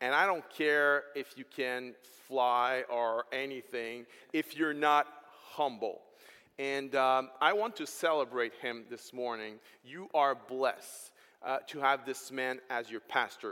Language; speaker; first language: English; non-native, fluent; French